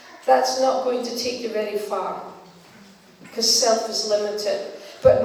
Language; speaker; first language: English; non-native, fluent; Danish